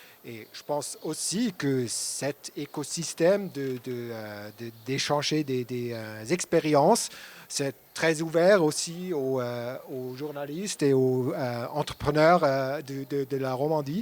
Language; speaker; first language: French; non-native, local second language; German